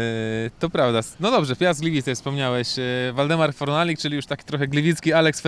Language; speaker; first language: Polish; native; Polish